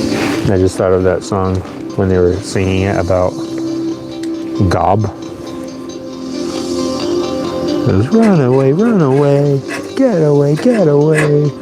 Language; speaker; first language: English; native; English